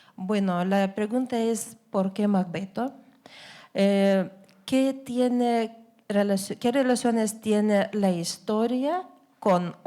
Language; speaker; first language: Spanish; non-native, fluent; Lithuanian